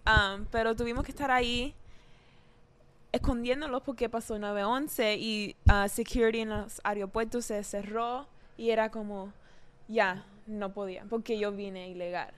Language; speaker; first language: Spanish; early bilingual, heritage; Spanish